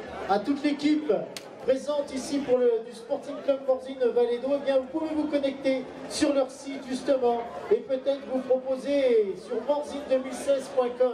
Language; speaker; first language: French; native; French